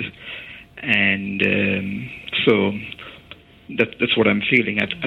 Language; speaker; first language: English; non-native, local second language; Malayalam